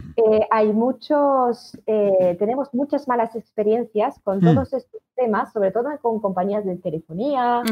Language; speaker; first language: Spanish; non-native, fluent; French